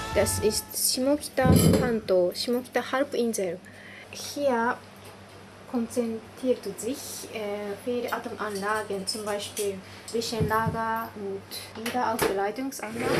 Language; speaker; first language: German; non-native, learner; Japanese